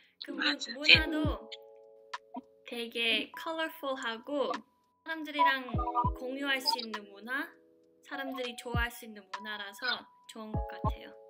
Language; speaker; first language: Korean; early bilingual, heritage; English